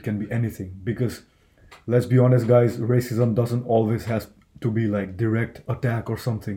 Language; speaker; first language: English; non-native, local second language; Hindi